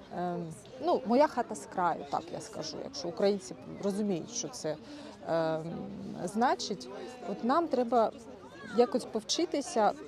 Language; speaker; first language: Ukrainian; native; Ukrainian